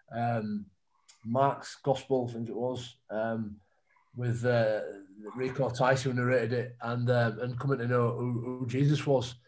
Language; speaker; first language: English; native; English